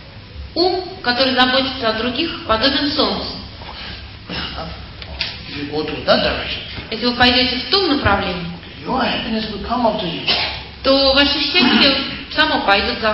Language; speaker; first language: Russian; native; Russian